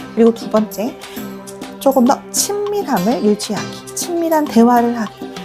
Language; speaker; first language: Korean; native; Korean